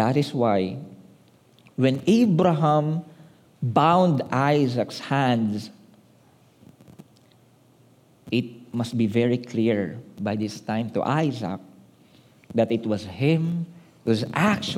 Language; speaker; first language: English; non-native, local second language; Filipino